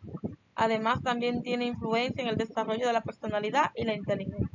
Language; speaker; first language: Spanish; native; Spanish